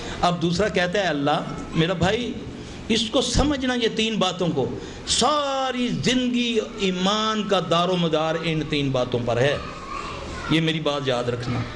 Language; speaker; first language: Urdu; non-native, local second language; Punjabi